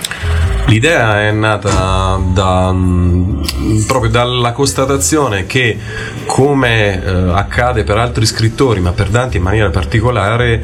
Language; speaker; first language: Italian; native; Italian